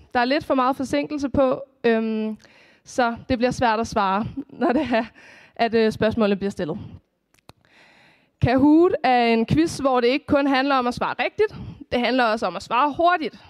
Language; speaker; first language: Danish; native; Danish